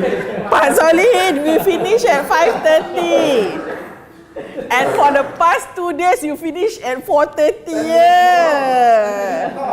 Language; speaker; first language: English; non-native, local second language; Malay